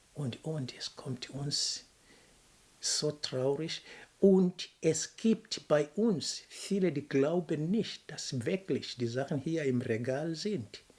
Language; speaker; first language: German; non-native, fluent; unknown